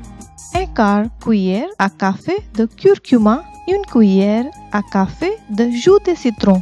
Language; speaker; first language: French; non-native, fluent; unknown